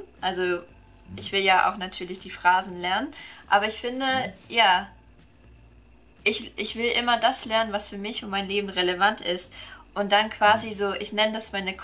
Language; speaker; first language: German; non-native, fluent; English